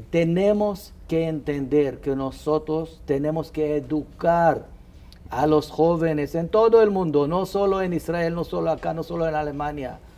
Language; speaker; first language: Spanish; non-native, fluent; Hebrew